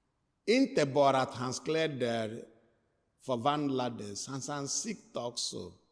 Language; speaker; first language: Swedish; non-native, fluent; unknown